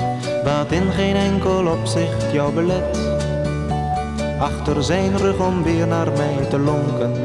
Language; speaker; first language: Dutch; native; Dutch